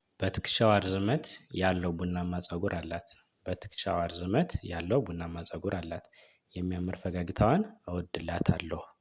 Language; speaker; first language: Amharic; native; Amharic